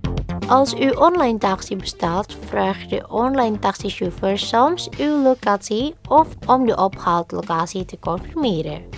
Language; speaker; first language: Dutch; non-native, learner; Indonesian